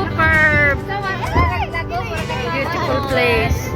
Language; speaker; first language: English; non-native, local second language; Filipino